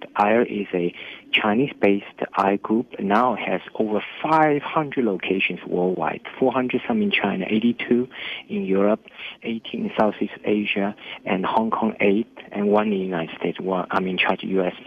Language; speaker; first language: English; non-native, fluent; Chinese